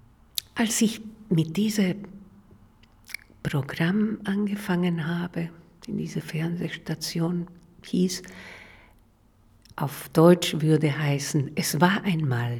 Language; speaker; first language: German; non-native, fluent; Spanish